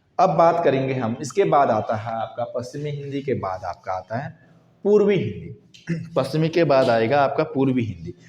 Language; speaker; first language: Hindi; native; Hindi